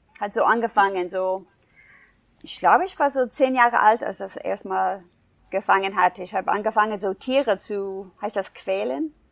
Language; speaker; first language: German; non-native, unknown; English